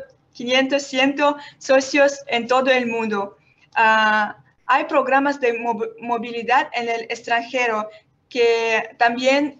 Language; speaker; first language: Spanish; non-native, learner; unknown